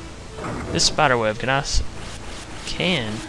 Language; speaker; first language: English; native; English